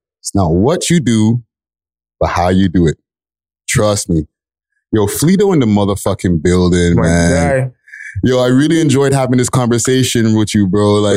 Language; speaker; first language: English; native; English